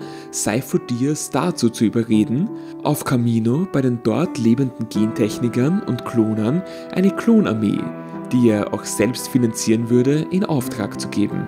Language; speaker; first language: German; native; German